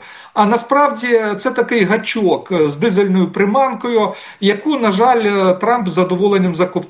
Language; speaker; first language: Ukrainian; native; Ukrainian